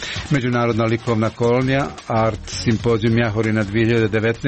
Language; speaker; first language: Croatian; native; Croatian